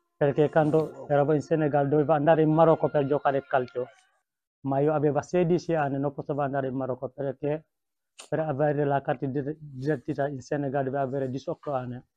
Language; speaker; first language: Italian; non-native, learner; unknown